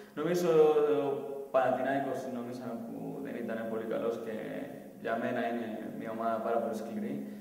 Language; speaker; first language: Greek; non-native, fluent; Spanish